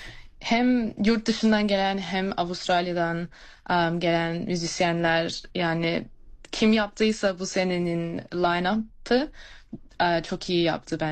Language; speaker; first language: Turkish; early bilingual, heritage; Turkish